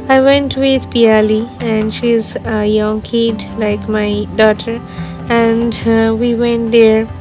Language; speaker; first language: English; non-native, local second language; Bangla